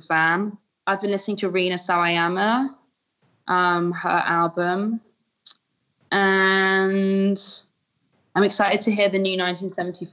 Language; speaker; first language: English; native; English